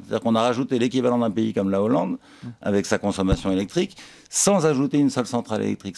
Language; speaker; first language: French; native; French